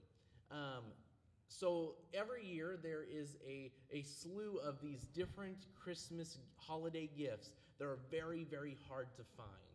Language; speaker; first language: English; native; English